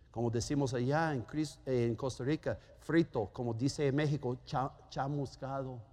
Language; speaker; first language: Spanish; non-native, fluent; German